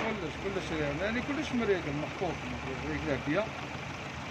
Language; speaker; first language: Arabic; native; Arabic